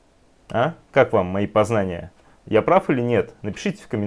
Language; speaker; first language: Russian; native; Russian